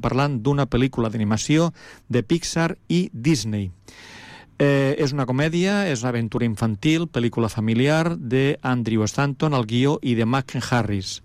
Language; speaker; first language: Catalan; native; Catalan